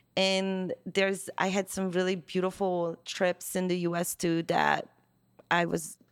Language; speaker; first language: English; non-native, fluent; Hungarian